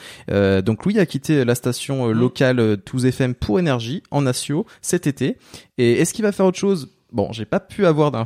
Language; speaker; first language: French; native; French